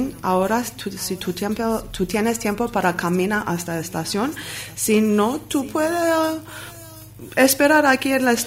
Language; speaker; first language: Spanish; non-native, learner; Armenian